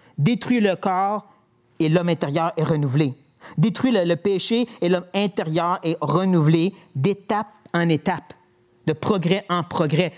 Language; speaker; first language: French; native; French